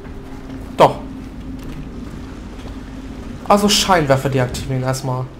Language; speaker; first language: German; native; German